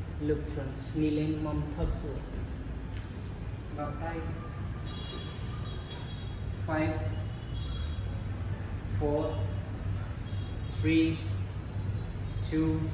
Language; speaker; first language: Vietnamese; non-native, learner; Hindi